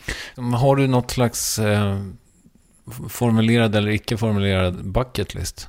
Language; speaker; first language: Swedish; native; Swedish